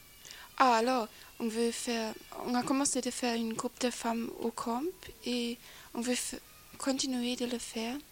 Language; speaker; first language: French; non-native, fluent; English